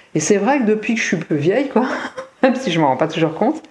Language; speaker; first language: French; native; French